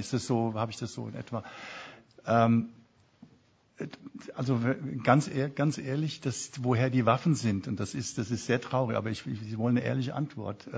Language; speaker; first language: German; native; German